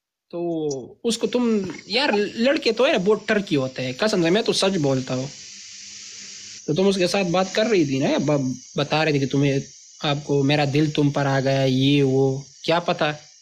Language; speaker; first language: Urdu; non-native, local second language; Pashto